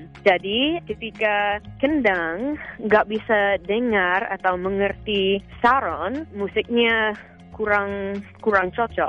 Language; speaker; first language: Indonesian; non-native, fluent; English